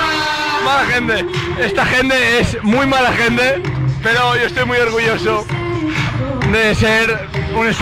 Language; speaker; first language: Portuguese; non-native, learner; Spanish